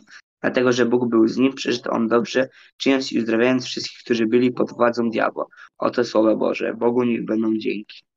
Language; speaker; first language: Polish; native; Polish